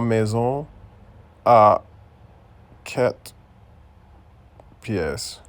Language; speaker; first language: French; non-native, learner; English